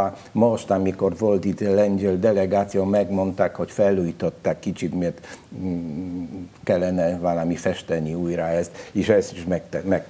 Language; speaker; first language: Hungarian; non-native, learner; Polish